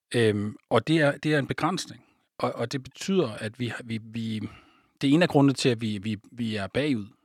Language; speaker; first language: Danish; native; Danish